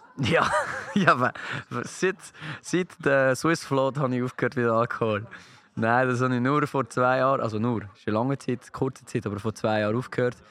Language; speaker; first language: German; non-native, local second language; French